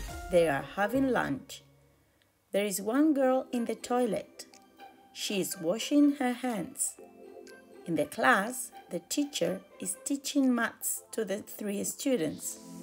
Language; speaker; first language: English; non-native, fluent; Spanish